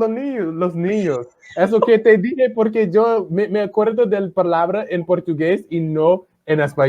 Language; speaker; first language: Spanish; non-native, fluent; English